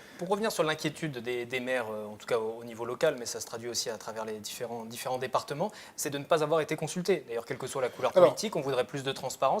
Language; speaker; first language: French; native; French